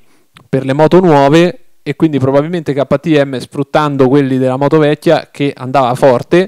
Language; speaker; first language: Italian; native; Italian